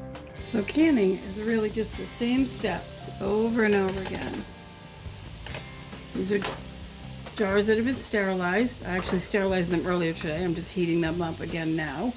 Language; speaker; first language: English; native; English